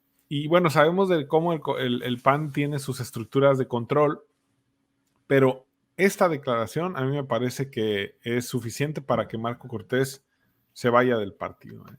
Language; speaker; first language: Spanish; native; Spanish